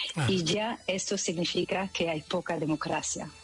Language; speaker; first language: Spanish; non-native, fluent; French